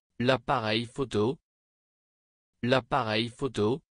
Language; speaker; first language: French; non-native, fluent; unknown